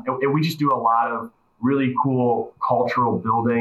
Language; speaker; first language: English; native; English